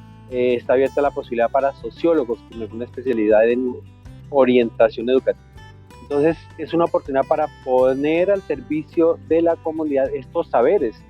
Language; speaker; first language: Spanish; native; Spanish